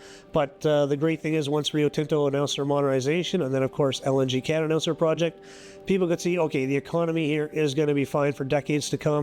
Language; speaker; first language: English; native; English